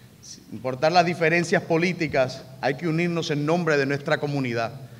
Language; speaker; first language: Spanish; early bilingual, heritage; Spanish